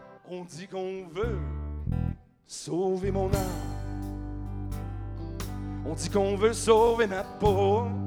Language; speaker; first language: French; native; French